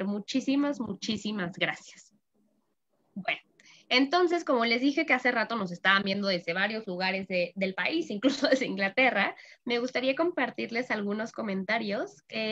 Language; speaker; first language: Spanish; native; Spanish